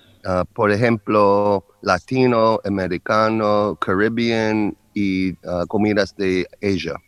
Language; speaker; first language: Spanish; non-native, learner; English